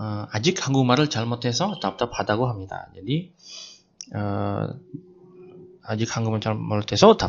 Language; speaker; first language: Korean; non-native, fluent; Indonesian